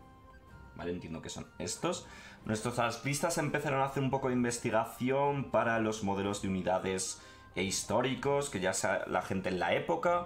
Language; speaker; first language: Spanish; native; Spanish